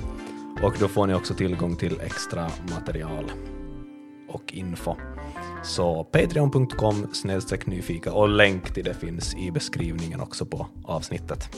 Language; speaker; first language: Swedish; native; Swedish